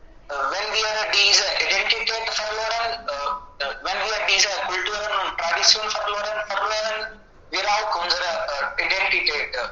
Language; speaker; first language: German; non-native, learner; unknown